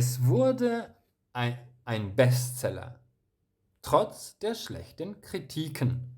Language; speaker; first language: German; non-native, fluent; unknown